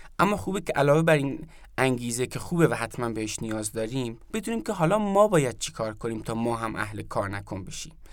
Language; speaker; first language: Persian; native; Persian